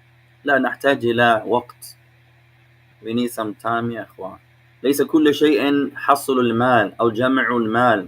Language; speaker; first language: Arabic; non-native, fluent; English